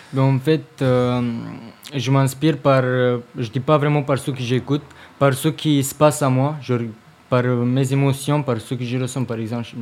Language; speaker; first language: French; non-native, learner; Romanian